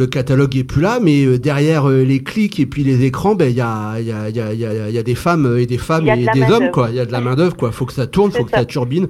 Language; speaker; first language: French; native; French